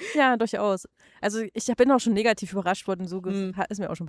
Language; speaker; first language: German; native; German